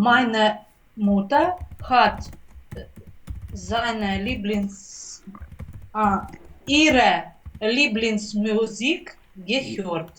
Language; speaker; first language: German; non-native, learner; Russian